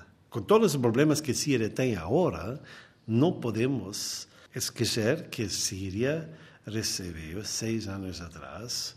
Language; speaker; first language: Portuguese; non-native, fluent; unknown